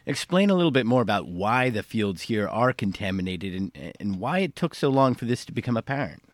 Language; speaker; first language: English; native; English